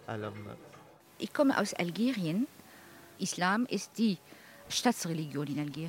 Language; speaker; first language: German; non-native, fluent; Arabic